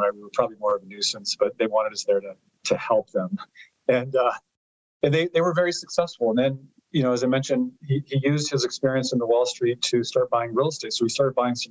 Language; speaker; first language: English; early bilingual, other home language; Italian